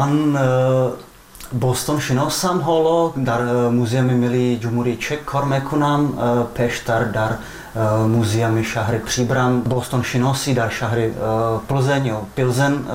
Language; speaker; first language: Persian; non-native, fluent; Czech